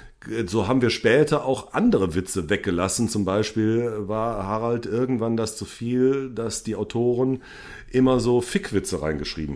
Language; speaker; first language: German; native; German